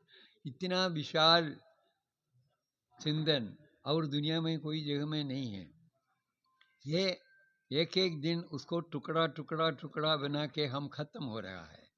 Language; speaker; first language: Hindi; non-native, local second language; Malayalam